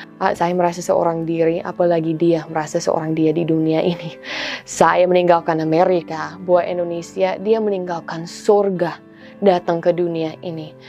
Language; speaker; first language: Indonesian; non-native, fluent; English